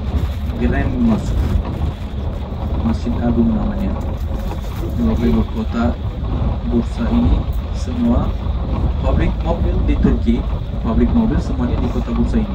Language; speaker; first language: Indonesian; non-native, fluent; Turkish